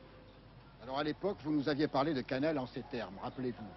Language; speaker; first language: French; native; French